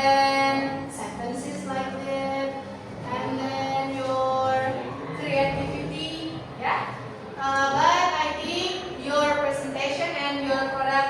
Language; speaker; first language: English; non-native, learner; Indonesian